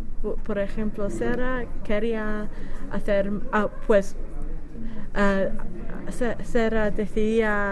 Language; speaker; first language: Spanish; non-native, learner; English